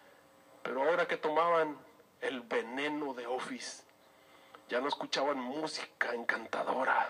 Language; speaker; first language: Spanish; native; Spanish